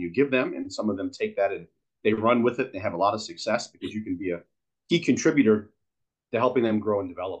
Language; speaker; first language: English; native; English